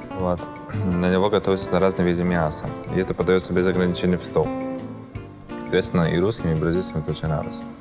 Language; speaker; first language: Russian; non-native, fluent; Portuguese